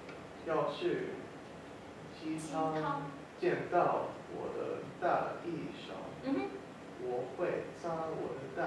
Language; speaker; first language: Chinese; non-native, learner; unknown